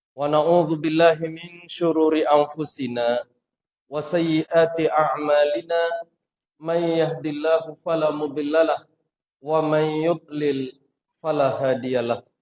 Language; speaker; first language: Indonesian; native; Indonesian